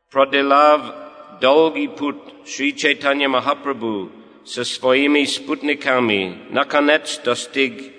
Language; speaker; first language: Russian; non-native, learner; English